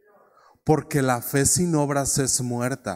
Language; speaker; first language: Spanish; native; Spanish